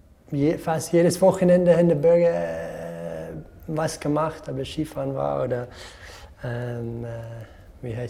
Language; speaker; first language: German; non-native, fluent; English